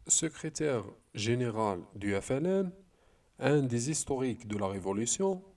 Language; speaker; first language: French; non-native, local second language; Arabic